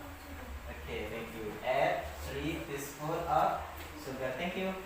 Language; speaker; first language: English; non-native, learner; Indonesian